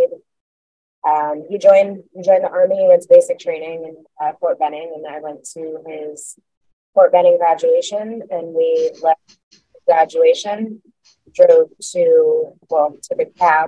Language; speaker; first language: English; native; English